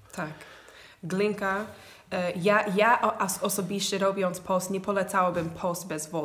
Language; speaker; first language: Polish; non-native, fluent; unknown